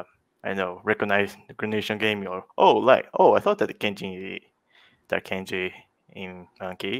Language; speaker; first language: English; non-native, fluent; Portuguese